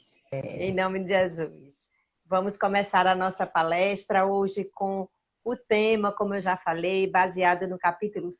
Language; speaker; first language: Portuguese; native; Portuguese